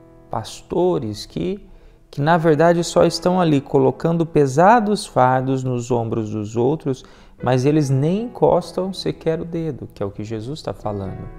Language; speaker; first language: Portuguese; native; Portuguese